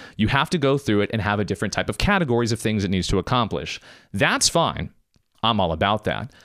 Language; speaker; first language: English; native; English